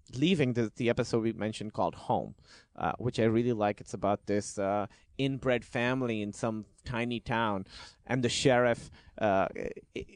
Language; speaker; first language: English; non-native, local second language; Urdu